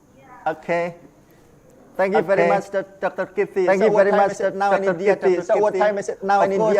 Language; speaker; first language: English; non-native, learner; Indonesian